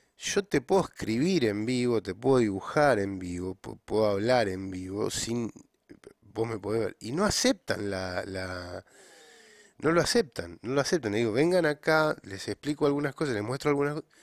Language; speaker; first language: Spanish; native; Spanish